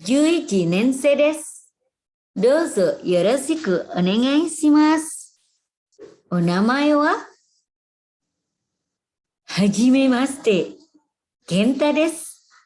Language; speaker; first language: Japanese; non-native, fluent; Indonesian